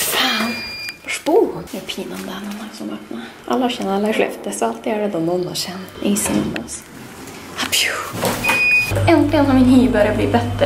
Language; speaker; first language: Swedish; native; Swedish